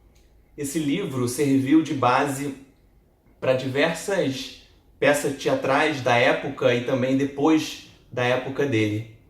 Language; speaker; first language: Portuguese; native; Portuguese